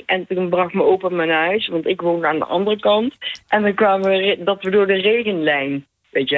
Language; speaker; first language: Dutch; native; Dutch